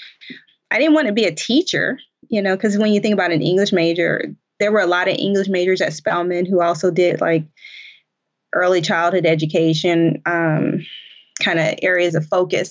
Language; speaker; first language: English; native; English